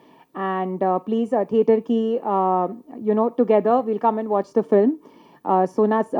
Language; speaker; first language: Telugu; non-native, learner; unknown